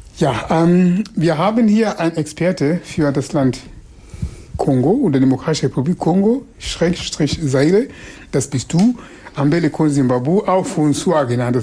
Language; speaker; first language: German; non-native, fluent; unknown